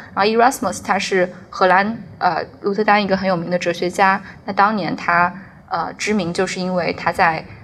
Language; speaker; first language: Chinese; native; Chinese